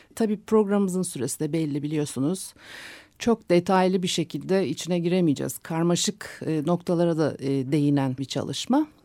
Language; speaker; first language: Turkish; native; Turkish